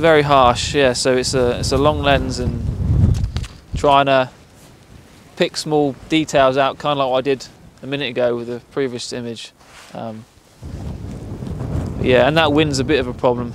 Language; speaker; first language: English; native; English